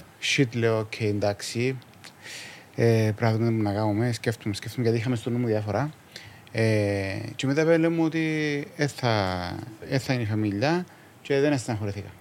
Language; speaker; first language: Greek; native; Greek